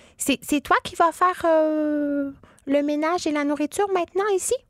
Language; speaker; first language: French; native; French